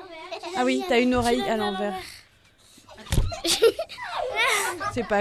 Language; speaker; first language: French; native; French